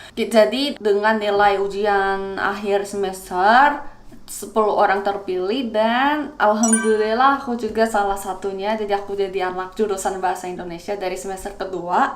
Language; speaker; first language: Indonesian; non-native, fluent; Korean